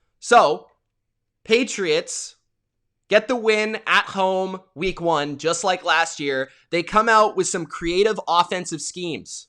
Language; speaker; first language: English; native; English